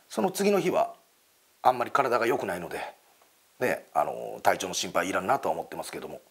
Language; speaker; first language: Japanese; native; Japanese